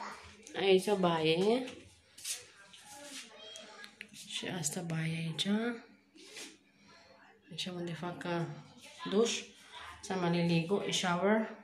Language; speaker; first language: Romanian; non-native, learner; Filipino